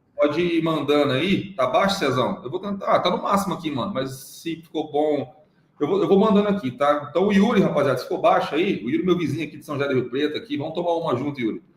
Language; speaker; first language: Portuguese; native; Portuguese